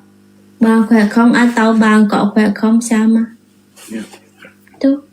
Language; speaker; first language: Indonesian; non-native, learner; Vietnamese